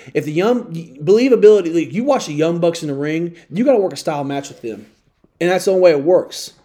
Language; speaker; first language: English; native; English